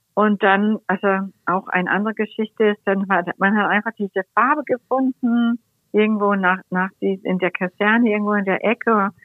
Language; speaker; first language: German; non-native, fluent; Danish